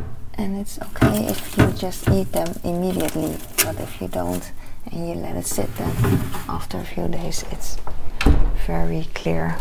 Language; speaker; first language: English; non-native, fluent; Dutch